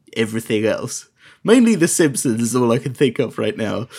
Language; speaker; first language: English; native; English